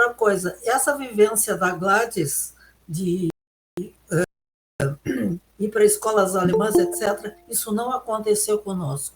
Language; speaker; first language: Portuguese; early bilingual, other home language; German